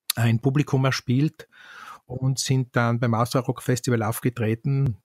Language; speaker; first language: German; native; German